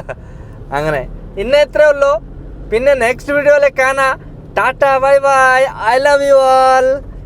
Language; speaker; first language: Malayalam; non-native, learner; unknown